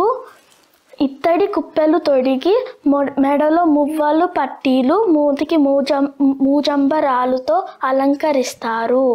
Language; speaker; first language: Telugu; early bilingual, heritage; Telugu